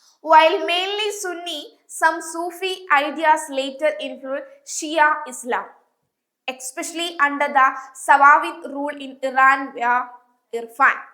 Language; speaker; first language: English; non-native, local second language; Malayalam